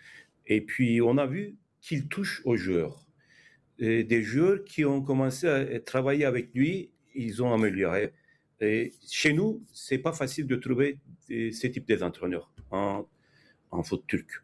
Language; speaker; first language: French; non-native, fluent; Turkish